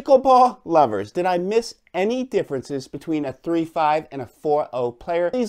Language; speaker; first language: English; native; English